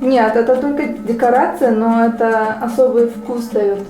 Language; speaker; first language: Russian; non-native, fluent; Uzbek